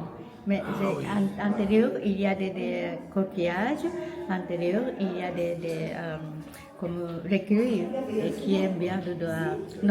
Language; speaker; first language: French; non-native, learner; Japanese